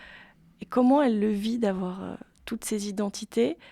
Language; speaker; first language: French; native; French